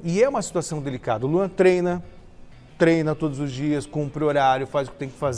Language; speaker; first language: Portuguese; native; Portuguese